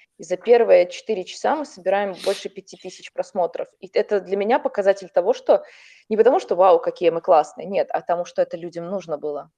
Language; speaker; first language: Russian; non-native, local second language; Belarusian